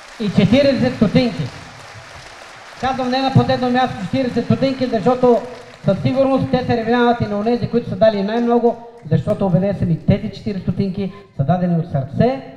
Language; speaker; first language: Bulgarian; native; Bulgarian